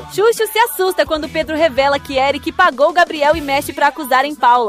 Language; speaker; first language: Portuguese; native; Portuguese